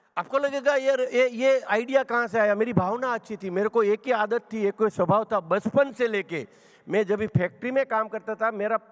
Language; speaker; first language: Hindi; non-native, local second language; Gujarati